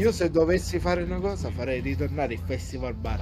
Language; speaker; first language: Italian; native; Italian